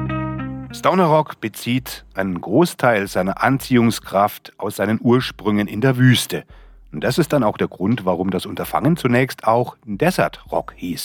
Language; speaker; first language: German; native; German